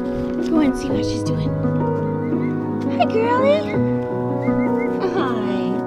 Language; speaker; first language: English; native; English